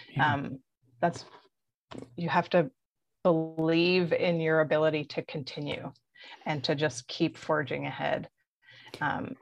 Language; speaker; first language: English; native; English